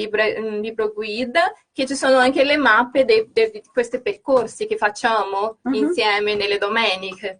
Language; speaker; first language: Italian; non-native, fluent; Portuguese